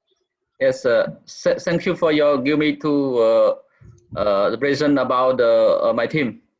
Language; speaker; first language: English; non-native, learner; Khmer